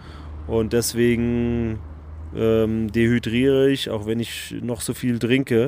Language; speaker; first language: German; native; German